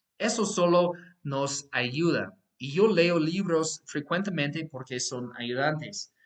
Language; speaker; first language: Spanish; non-native, fluent; English